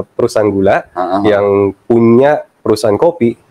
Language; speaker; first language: Indonesian; early bilingual, other home language; Filipino